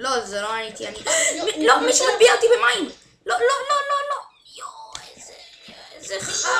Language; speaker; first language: Hebrew; native; Hebrew